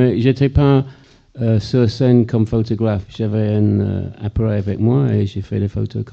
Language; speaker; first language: French; non-native, fluent; English